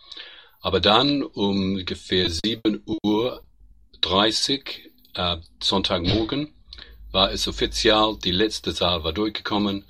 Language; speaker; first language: German; non-native, learner; English